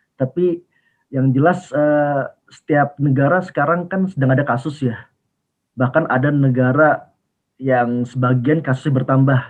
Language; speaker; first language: Indonesian; native; Indonesian